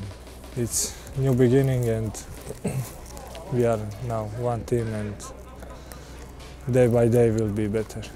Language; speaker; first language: English; non-native, learner; Croatian